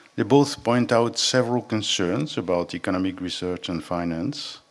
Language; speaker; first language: English; non-native, fluent; French